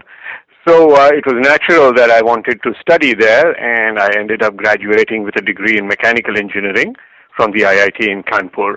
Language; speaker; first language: English; non-native, local second language; Hindi